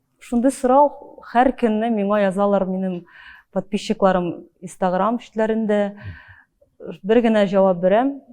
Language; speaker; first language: Tatar; early bilingual, heritage; Tatar